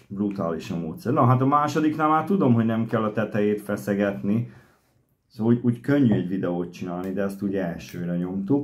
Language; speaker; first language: Hungarian; native; Hungarian